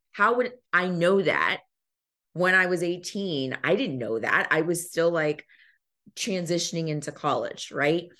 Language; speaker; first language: English; early bilingual, other home language; Lingala